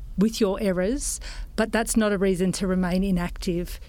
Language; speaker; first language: English; native; English